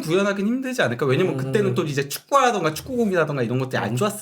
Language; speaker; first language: Korean; native; Korean